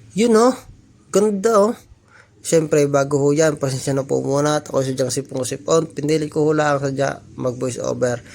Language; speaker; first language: Filipino; native; Filipino